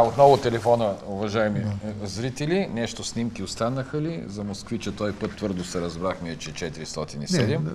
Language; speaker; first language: Bulgarian; native; Bulgarian